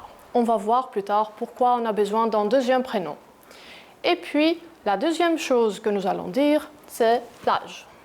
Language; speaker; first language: French; non-native, fluent; Greek